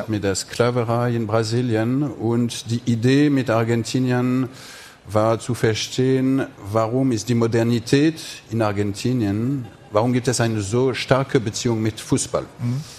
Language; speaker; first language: German; non-native, fluent; French